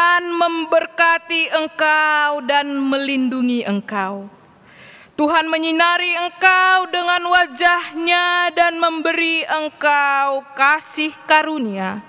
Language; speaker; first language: Indonesian; native; Indonesian